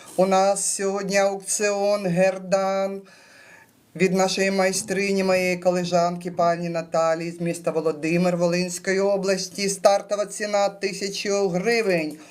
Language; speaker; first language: Ukrainian; native; Ukrainian